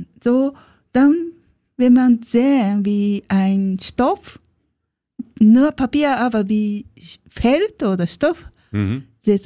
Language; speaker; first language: German; non-native, learner; Japanese